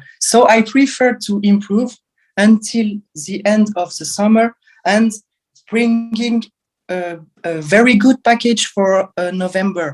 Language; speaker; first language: English; non-native, learner; French